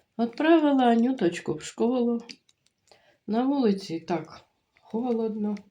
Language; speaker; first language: Ukrainian; native; Ukrainian